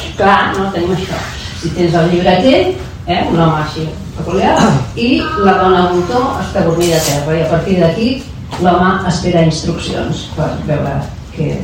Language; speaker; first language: Catalan; native; Catalan